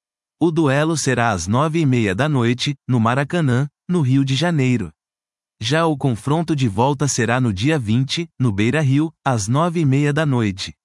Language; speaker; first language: Portuguese; native; Portuguese